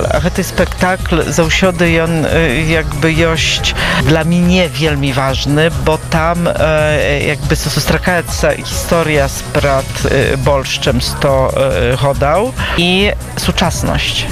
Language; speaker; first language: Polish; non-native, local second language; Belarusian